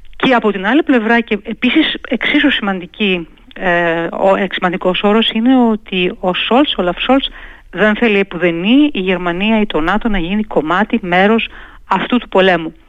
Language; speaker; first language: Greek; native; Greek